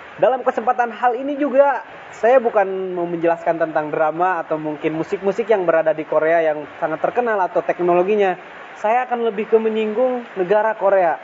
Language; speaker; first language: Indonesian; non-native, local second language; Sundanese